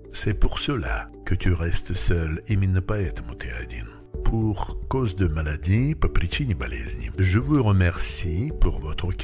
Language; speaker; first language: French; non-native, fluent; Russian